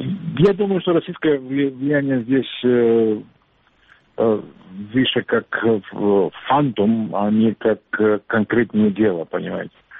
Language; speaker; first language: Russian; non-native, learner; Macedonian